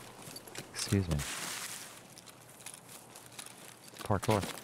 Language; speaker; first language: English; native; English